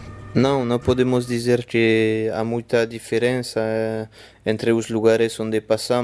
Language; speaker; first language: Portuguese; non-native, fluent; French